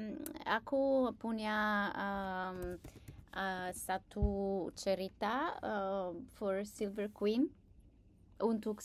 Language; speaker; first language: Indonesian; non-native, learner; English